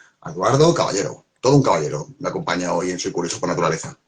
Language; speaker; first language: Spanish; native; Spanish